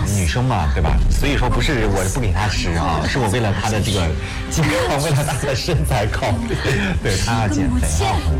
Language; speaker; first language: Chinese; native; Chinese